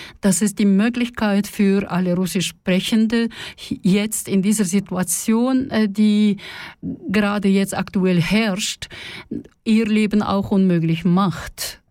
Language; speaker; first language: German; non-native, fluent; Russian